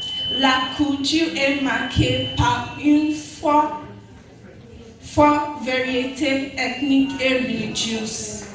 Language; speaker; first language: French; non-native, learner; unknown